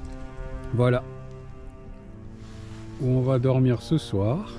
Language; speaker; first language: French; native; French